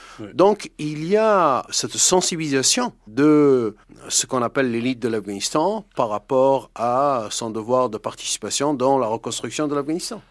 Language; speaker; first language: French; non-native, fluent; Persian